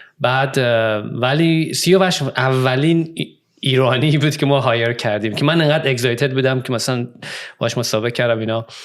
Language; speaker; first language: Persian; native; Persian